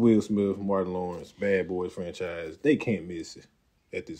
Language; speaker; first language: English; native; English